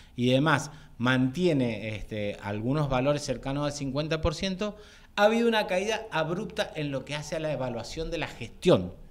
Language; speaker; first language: Spanish; native; Spanish